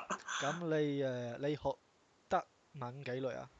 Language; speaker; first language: Cantonese; non-native, learner; English